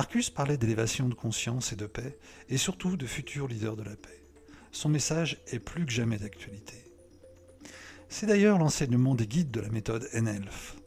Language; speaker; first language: French; native; French